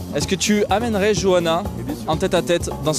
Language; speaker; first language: French; native; French